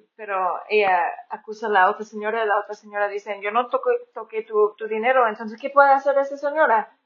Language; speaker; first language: Spanish; non-native, fluent; English